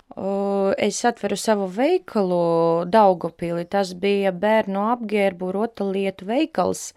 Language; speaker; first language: Latvian; non-native, local second language; Russian